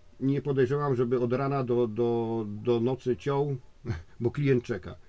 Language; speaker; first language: Polish; native; Polish